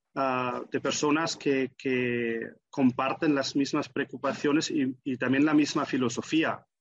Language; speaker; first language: Spanish; non-native, fluent; German